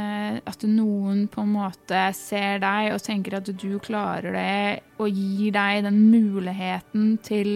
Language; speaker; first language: Norwegian; native; Norwegian